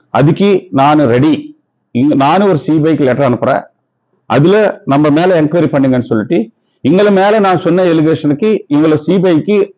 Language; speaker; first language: Tamil; non-native, local second language; Telugu